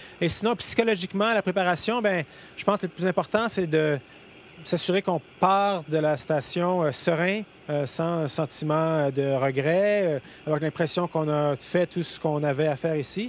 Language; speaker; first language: French; native; French